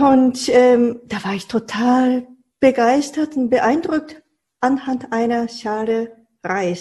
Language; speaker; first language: German; non-native, fluent; Japanese